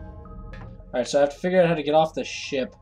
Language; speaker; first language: English; native; English